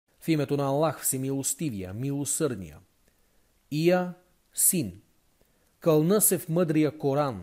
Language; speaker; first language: Bulgarian; native; Bulgarian